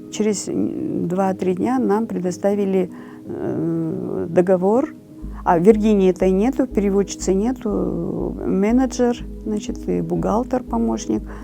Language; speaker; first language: Russian; non-native, local second language; Kyrgyz